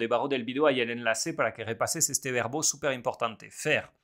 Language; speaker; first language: Spanish; non-native, fluent; French